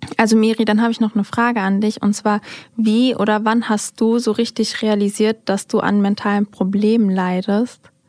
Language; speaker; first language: German; early bilingual, other home language; Turkish